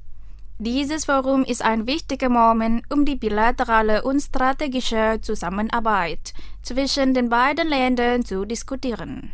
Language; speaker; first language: German; non-native, fluent; Indonesian